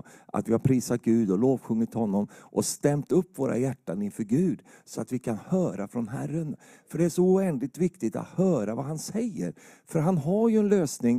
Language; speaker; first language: Swedish; native; Swedish